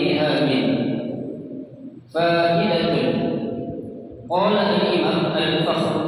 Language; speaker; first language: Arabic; non-native, fluent; Indonesian